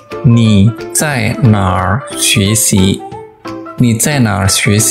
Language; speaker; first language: Chinese; non-native, fluent; Indonesian